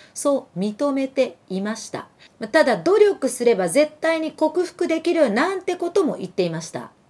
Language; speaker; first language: Japanese; early bilingual, other home language; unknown